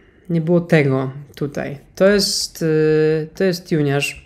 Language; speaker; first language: Polish; native; Polish